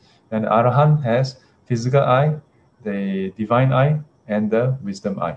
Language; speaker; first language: English; non-native, local second language; Chinese